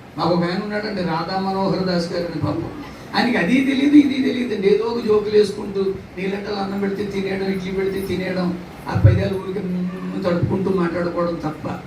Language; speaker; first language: Telugu; non-native, local second language; Tamil